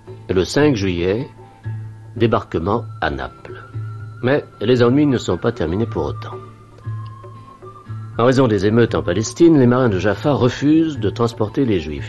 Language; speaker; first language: French; native; French